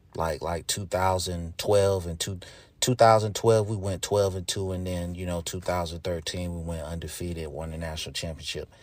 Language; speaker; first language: English; native; English